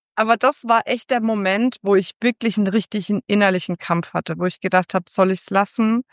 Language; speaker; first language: German; native; German